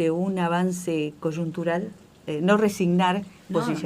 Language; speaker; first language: Spanish; native; Spanish